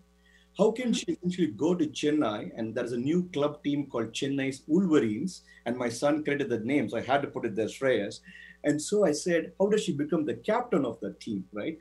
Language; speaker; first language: English; non-native, local second language; Tamil